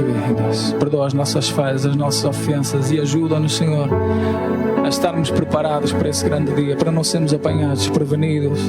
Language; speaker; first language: Portuguese; native; Portuguese